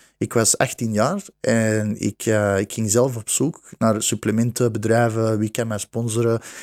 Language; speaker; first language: Dutch; early bilingual, other home language; Bosnian